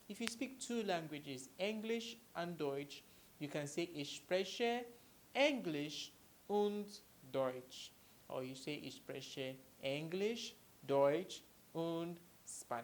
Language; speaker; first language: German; non-native, fluent; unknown